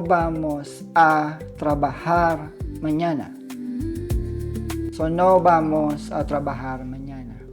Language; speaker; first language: Spanish; non-native, learner; Filipino